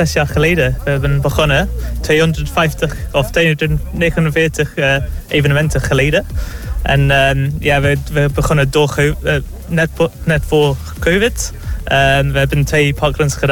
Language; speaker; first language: Dutch; non-native, fluent; English